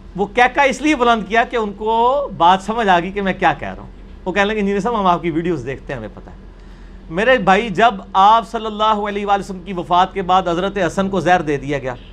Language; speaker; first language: Urdu; non-native, local second language; Punjabi